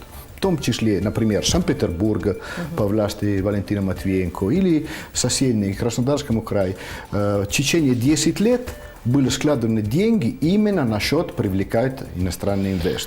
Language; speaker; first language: Russian; non-native, fluent; Italian